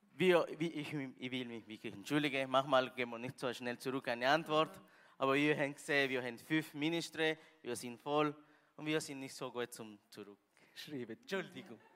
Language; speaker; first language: German; non-native, learner; Spanish